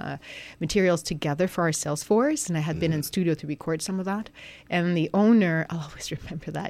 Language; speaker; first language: English; non-native, fluent; French